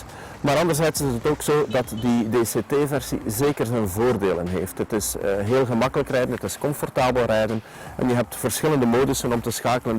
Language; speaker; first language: Dutch; native; Dutch